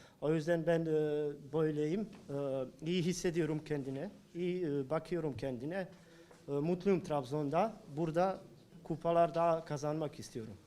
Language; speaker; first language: Turkish; non-native, learner; Bosnian